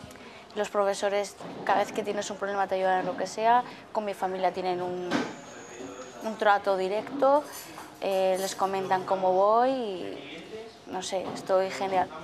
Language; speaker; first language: Spanish; native; Spanish